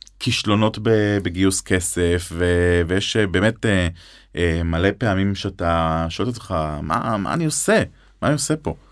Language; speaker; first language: Hebrew; native; Hebrew